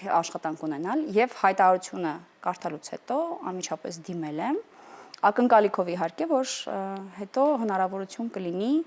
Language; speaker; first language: Armenian; native; Armenian